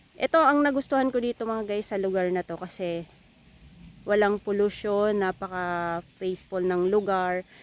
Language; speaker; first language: Filipino; native; Filipino